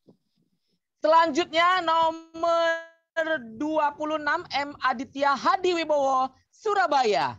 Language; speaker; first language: Indonesian; native; Indonesian